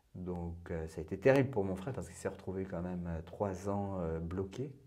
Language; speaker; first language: French; non-native, fluent; Persian